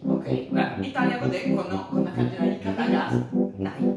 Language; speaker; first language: Japanese; non-native, learner; Italian